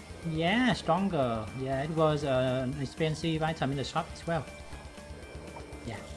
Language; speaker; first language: English; non-native, fluent; Vietnamese